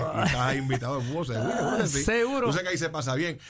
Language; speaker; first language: Spanish; native; Spanish